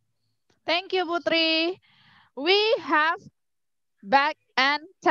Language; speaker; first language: English; non-native, learner; Indonesian